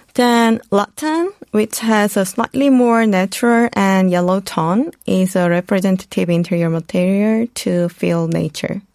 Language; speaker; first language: English; non-native, fluent; Korean